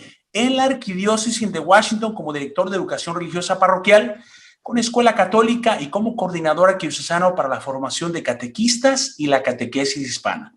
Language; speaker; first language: Spanish; native; Spanish